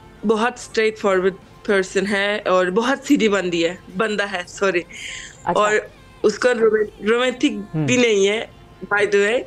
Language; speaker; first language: Hindi; non-native, fluent; Turkish